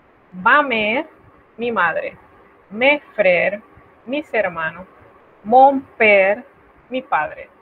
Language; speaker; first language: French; non-native, fluent; Spanish